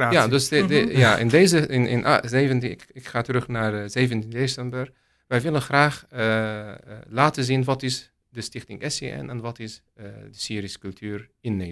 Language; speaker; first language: Dutch; non-native, learner; Arabic